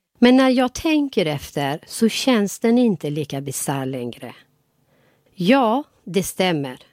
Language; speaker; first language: Swedish; non-native, fluent; Persian